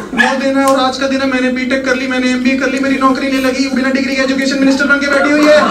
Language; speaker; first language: Hindi; native; Hindi